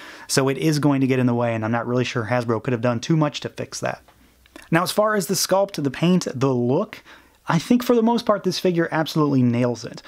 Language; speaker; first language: English; native; English